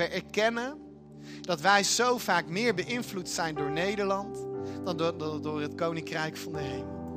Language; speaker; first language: Dutch; native; Dutch